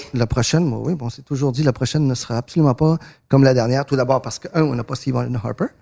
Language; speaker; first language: French; early bilingual, other home language; Spanish